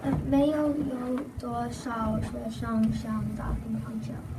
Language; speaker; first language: Chinese; non-native, learner; English